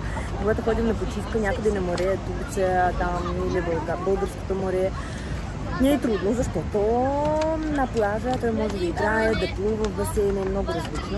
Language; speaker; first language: Bulgarian; non-native, fluent; Russian